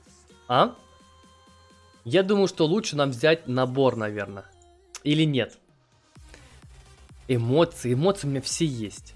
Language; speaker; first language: Russian; native; Russian